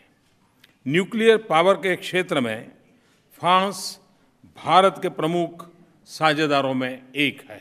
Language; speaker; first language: Hindi; non-native, local second language; Gujarati